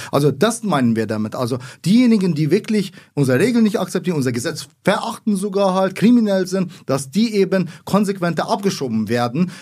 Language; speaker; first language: German; early bilingual, other home language; Arabic